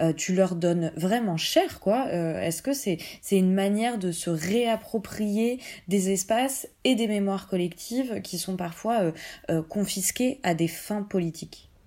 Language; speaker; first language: French; native; French